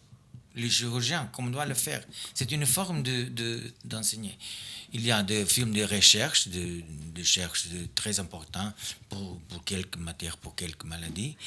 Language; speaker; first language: French; non-native, fluent; Portuguese